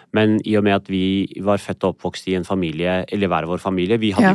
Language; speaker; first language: Norwegian; early bilingual, other home language; Punjabi